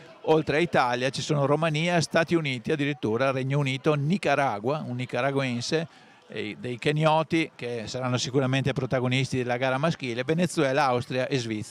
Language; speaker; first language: Italian; native; Italian